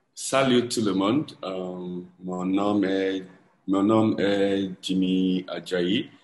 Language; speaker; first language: French; non-native, learner; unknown